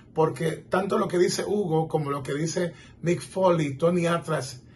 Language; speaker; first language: Spanish; native; Spanish